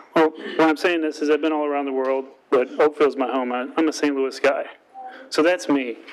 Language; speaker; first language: English; native; English